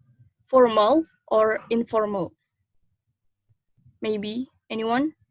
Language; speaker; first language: English; non-native, learner; Indonesian